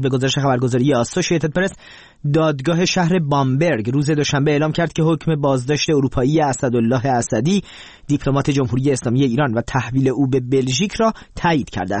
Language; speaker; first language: Persian; native; Persian